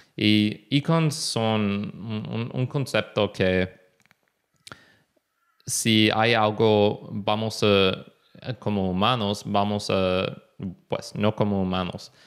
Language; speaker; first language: Spanish; non-native, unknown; English